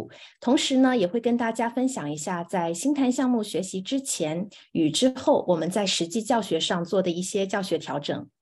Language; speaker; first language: Chinese; native; Chinese